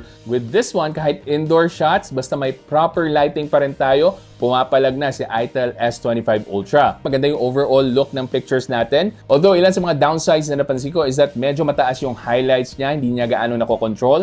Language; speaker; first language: Filipino; native; Filipino